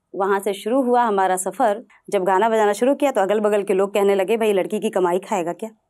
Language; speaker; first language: Hindi; non-native, local second language; Bhojpuri